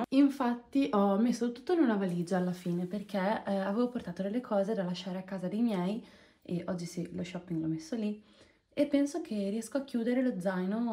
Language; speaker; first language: Italian; native; Italian